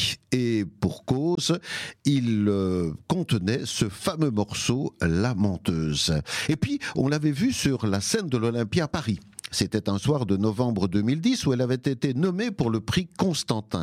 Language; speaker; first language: French; native; French